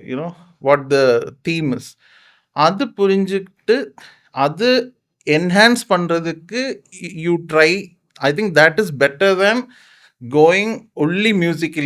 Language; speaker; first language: Tamil; non-native, fluent; Malayalam